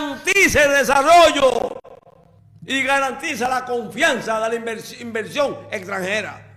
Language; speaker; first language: Spanish; native; Spanish